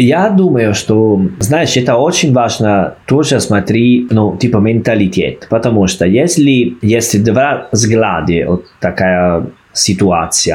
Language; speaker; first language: Russian; non-native, fluent; Italian